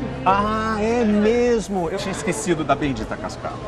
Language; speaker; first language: Portuguese; native; Portuguese